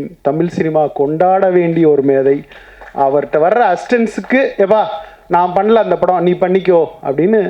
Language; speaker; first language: Tamil; native; Tamil